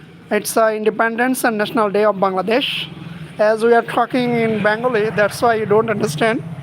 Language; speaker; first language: English; non-native, local second language; Bangla